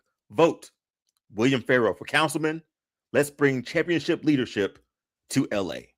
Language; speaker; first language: English; native; English